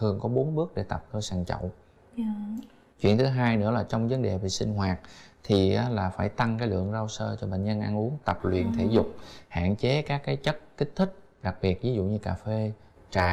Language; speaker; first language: Vietnamese; native; Vietnamese